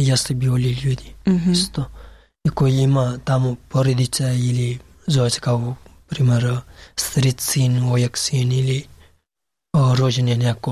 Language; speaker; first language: Serbian; non-native, learner; Pashto